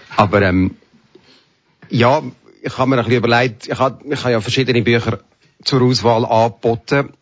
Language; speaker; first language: German; native; German